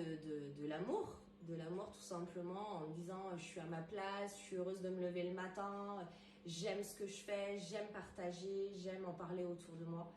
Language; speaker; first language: French; native; French